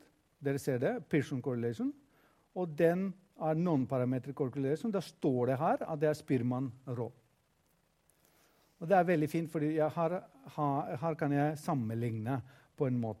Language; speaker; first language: Norwegian; non-native, fluent; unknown